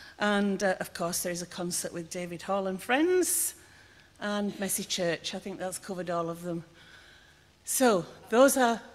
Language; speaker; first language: English; native; English